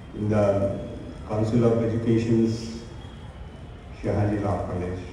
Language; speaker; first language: English; non-native, local second language; Marathi